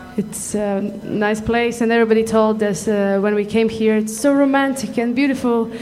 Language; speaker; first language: English; non-native, fluent; Latvian